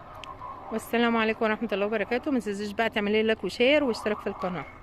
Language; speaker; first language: Arabic; native; Arabic